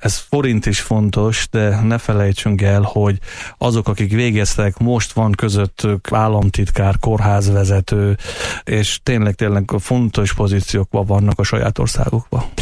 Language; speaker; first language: Hungarian; non-native, fluent; Persian